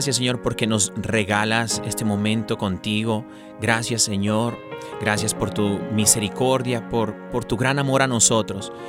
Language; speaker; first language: Spanish; early bilingual, heritage; Spanish